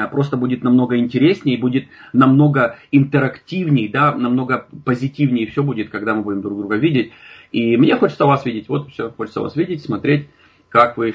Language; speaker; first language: Russian; native; Russian